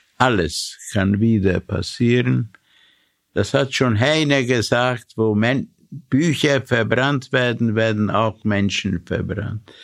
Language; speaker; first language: German; non-native, fluent; Hungarian